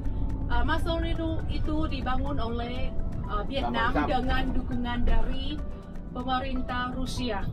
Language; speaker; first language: Indonesian; non-native, fluent; Vietnamese